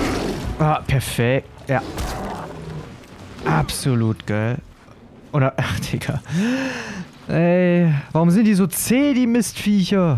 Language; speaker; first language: German; native; German